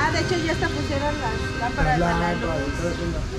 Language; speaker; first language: Spanish; native; Spanish